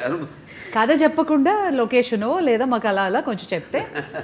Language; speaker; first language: Telugu; native; Telugu